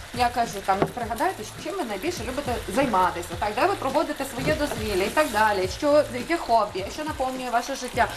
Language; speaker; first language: Ukrainian; native; Ukrainian